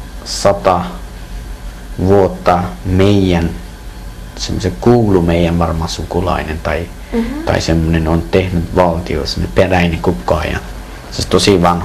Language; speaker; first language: Finnish; non-native, learner; Persian